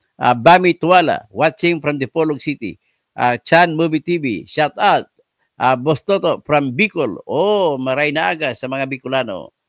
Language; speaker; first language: Filipino; non-native, local second language; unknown